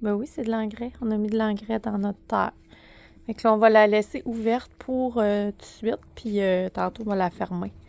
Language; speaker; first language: French; native; French